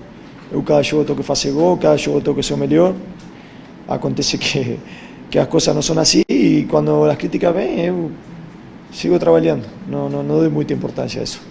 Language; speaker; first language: Portuguese; non-native, fluent; Spanish